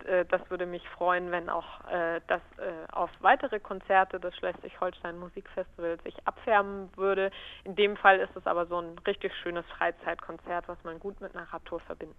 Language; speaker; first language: German; native; German